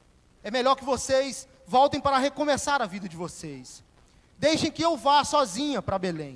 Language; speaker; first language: Portuguese; native; Portuguese